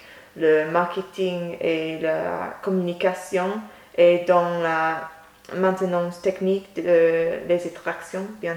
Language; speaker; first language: French; non-native, learner; English